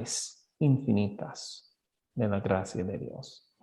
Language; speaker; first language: Spanish; non-native, fluent; English